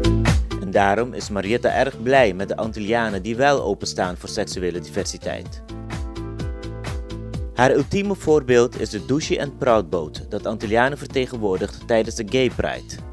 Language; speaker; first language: Dutch; native; Dutch